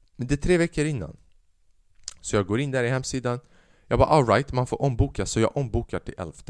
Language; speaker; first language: Swedish; early bilingual, other home language; Albanian